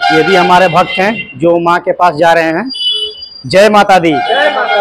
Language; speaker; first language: Hindi; native; Hindi